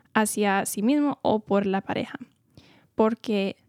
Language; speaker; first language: Spanish; early bilingual, heritage; Spanish